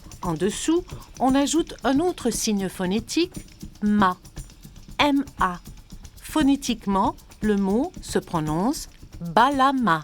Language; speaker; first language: French; native; French